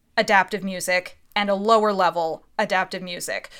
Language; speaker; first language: English; native; English